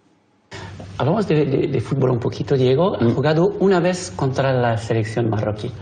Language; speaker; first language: Spanish; non-native, learner; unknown